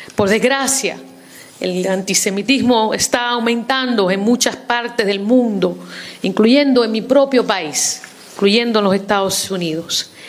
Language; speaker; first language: Spanish; early bilingual, heritage; Spanish